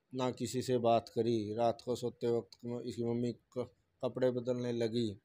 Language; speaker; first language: Hindi; native; Hindi